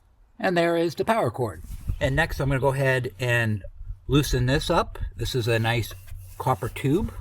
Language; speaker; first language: English; native; English